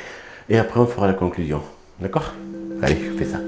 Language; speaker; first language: French; native; French